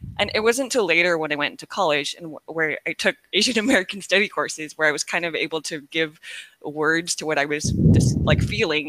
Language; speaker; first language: English; early bilingual, other home language; Korean